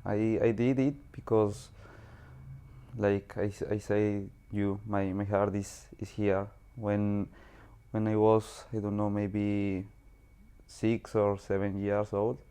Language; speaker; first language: English; non-native, learner; Spanish